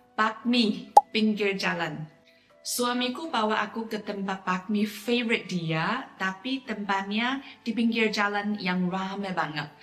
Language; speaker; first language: Indonesian; non-native, fluent; Chinese